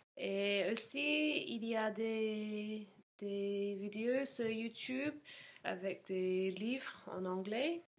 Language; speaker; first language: French; non-native, fluent; English